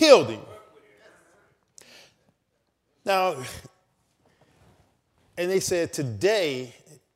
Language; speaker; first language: English; native; English